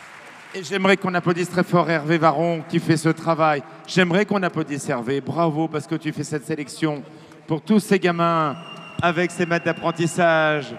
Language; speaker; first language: French; native; French